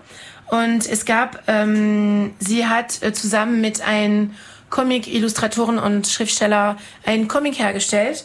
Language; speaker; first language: German; non-native, fluent; French